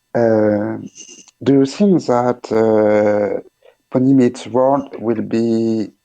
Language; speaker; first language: English; non-native, learner; French